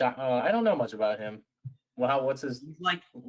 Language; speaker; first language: English; native; English